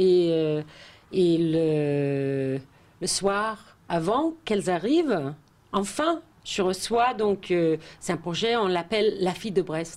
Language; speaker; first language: French; non-native, fluent; Danish